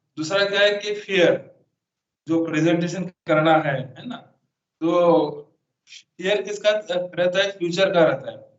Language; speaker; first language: Hindi; non-native, local second language; Marathi